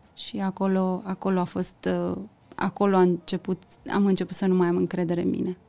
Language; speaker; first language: Romanian; early bilingual, heritage; Romanian